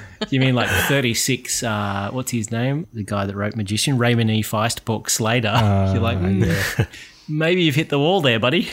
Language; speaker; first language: English; native; English